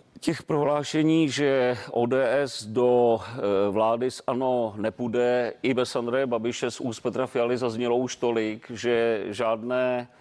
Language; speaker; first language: Czech; native; Czech